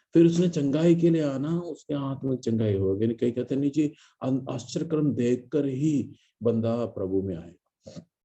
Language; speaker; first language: Hindi; non-native, local second language; Malayalam